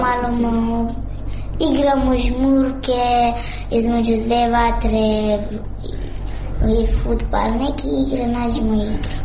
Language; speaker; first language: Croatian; non-native, learner; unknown